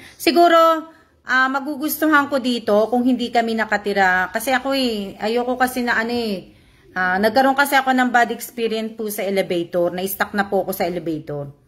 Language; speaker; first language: Filipino; native; Filipino